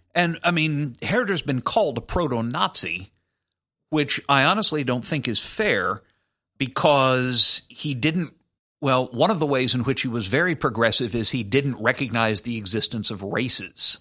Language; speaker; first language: English; native; English